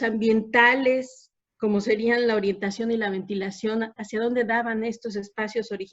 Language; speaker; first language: Spanish; native; Spanish